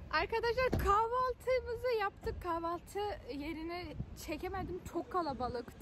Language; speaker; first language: Turkish; early bilingual, heritage; Turkish